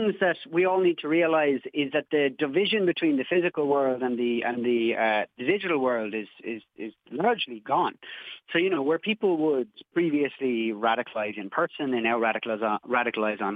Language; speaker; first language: English; native; English